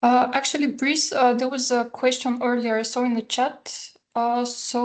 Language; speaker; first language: English; non-native, fluent; Bulgarian